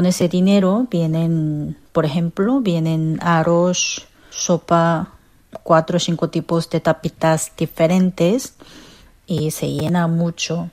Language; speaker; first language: Spanish; non-native, fluent; Korean